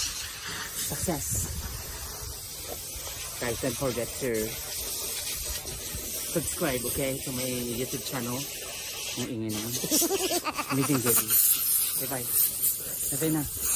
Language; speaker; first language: English; non-native, local second language; Korean